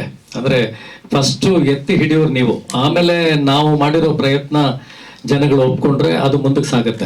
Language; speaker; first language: Kannada; native; Kannada